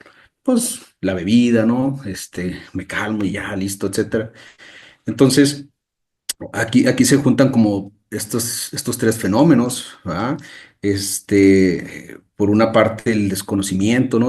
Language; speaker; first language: Spanish; native; Spanish